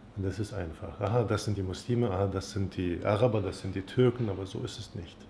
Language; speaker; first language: German; non-native, fluent; Turkish